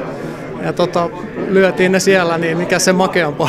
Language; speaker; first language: Finnish; non-native, local second language; Swedish